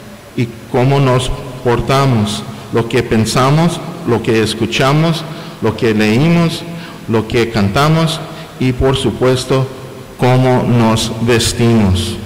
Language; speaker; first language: Spanish; non-native, fluent; English